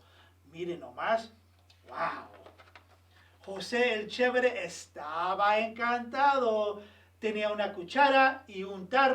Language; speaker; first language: Spanish; early bilingual, other home language; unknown